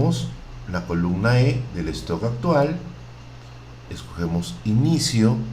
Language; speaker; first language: Spanish; native; Spanish